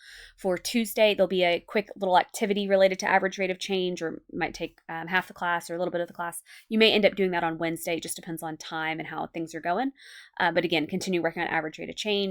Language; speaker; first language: English; native; English